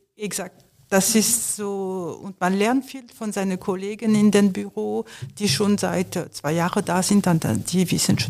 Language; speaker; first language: German; non-native, fluent; French